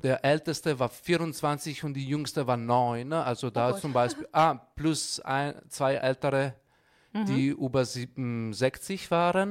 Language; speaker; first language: German; non-native, fluent; Italian